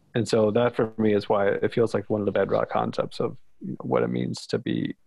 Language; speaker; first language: English; native; English